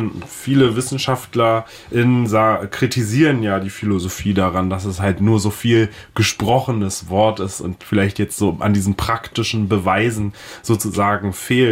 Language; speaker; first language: German; native; German